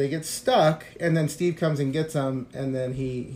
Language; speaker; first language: English; native; English